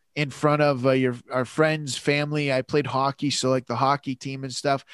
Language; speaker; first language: English; native; English